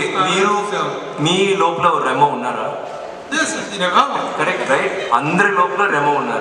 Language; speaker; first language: Telugu; non-native, fluent; Tamil